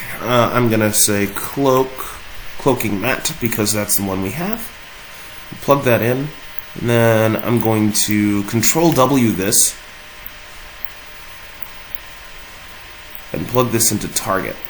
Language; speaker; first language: English; native; English